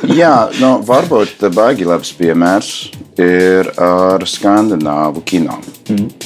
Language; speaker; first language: Latvian; non-native, fluent; English